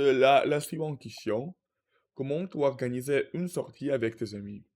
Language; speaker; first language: French; non-native, learner; Russian